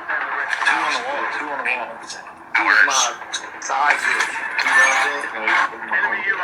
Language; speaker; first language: English; native; English